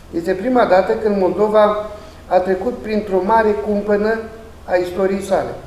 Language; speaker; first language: Romanian; native; Romanian